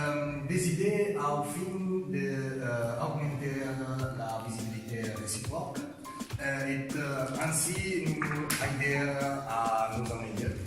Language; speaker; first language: French; non-native, learner; Italian